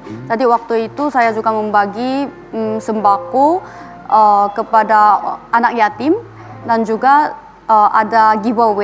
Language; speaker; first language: Indonesian; non-native, fluent; Korean